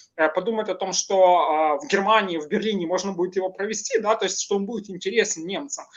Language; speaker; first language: Russian; non-native, local second language; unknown